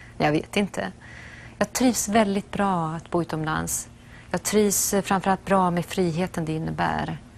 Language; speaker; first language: Swedish; native; Swedish